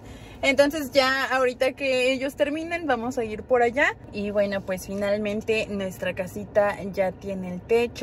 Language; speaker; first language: Spanish; native; Spanish